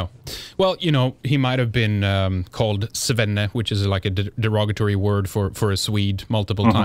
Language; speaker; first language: English; non-native, fluent; Swedish